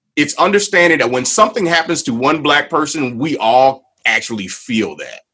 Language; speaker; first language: English; native; English